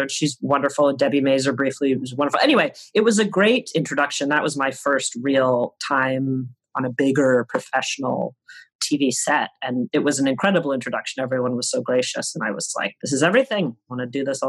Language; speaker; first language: English; native; English